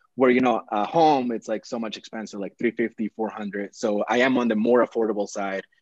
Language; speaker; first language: English; early bilingual, other home language; Spanish